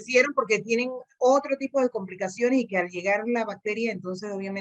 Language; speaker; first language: Spanish; native; Spanish